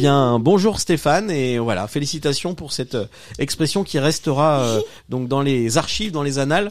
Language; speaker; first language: French; native; French